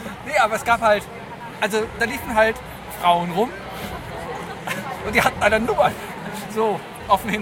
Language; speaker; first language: German; native; German